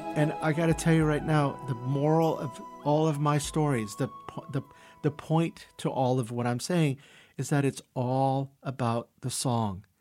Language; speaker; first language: English; early bilingual, other home language; Russian